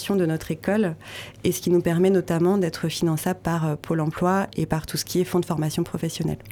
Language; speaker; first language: French; native; French